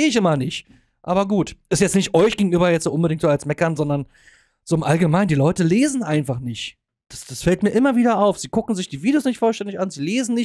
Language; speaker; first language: German; native; German